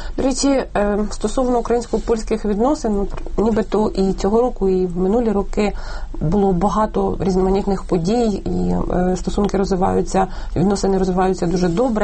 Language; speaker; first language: Ukrainian; native; Ukrainian